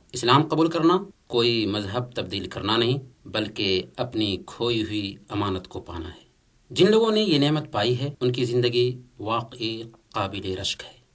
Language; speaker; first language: Urdu; native; Urdu